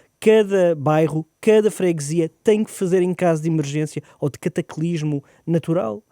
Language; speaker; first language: Portuguese; native; Portuguese